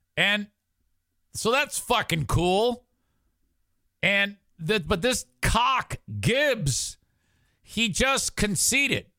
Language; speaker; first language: English; native; English